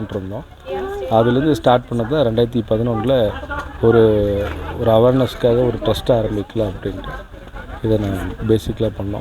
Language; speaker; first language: Tamil; native; Tamil